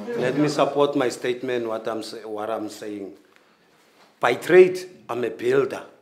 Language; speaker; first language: English; non-native, local second language; Xhosa